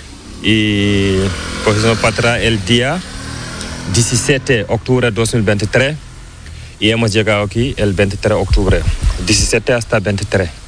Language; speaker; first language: Spanish; non-native, learner; Fula